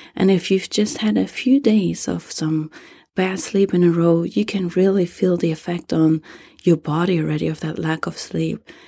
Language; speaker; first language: English; non-native, fluent; German